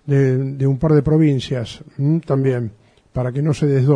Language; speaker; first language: Spanish; native; Spanish